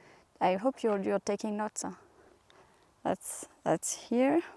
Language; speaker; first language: English; non-native, fluent; French